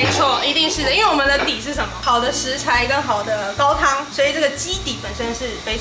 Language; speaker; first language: Chinese; native; Chinese